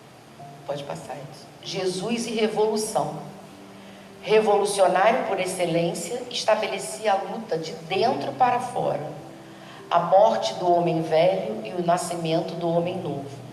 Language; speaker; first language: Portuguese; native; Portuguese